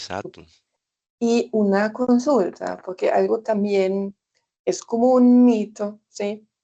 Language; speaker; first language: Spanish; non-native, fluent; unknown